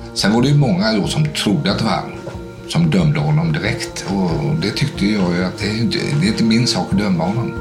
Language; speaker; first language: Swedish; native; Swedish